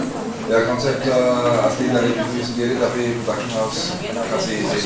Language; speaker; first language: Indonesian; non-native, learner; German